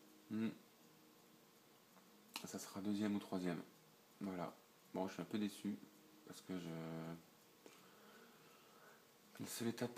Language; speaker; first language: French; native; French